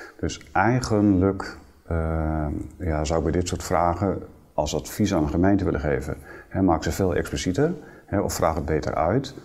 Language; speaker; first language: Dutch; native; Dutch